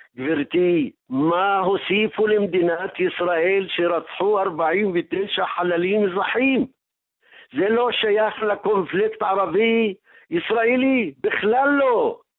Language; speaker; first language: Hebrew; non-native, local second language; Arabic